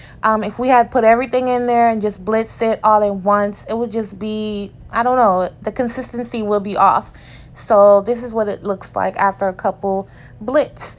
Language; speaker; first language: English; native; English